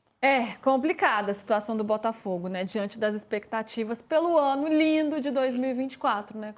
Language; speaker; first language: Portuguese; native; Portuguese